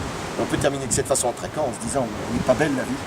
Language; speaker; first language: French; native; French